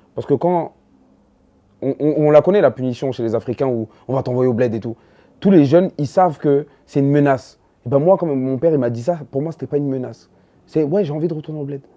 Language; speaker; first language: French; early bilingual, other home language; Dyula